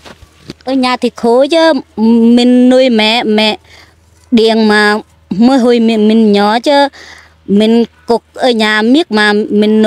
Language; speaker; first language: Vietnamese; non-native, local second language; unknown